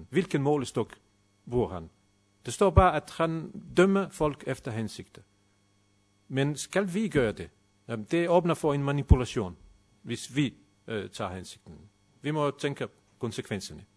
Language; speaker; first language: Danish; non-native, fluent; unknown